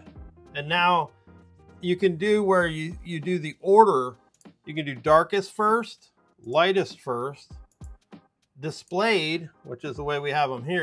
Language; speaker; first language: English; native; English